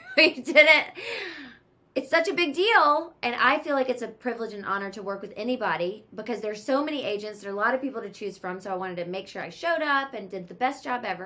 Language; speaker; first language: English; native; English